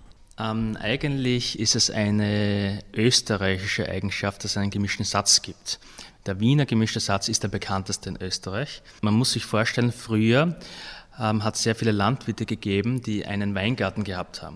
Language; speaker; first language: German; native; German